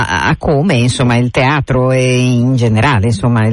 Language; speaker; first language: Italian; native; Italian